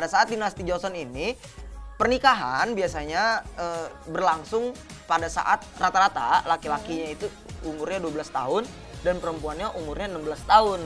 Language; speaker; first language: Indonesian; native; Indonesian